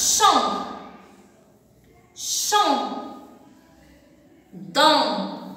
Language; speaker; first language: French; non-native, local second language; Arabic